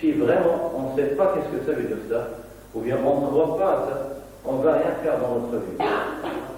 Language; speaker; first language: French; non-native, local second language; Arabic